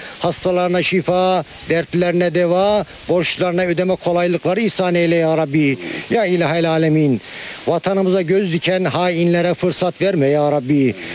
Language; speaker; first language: Turkish; native; Turkish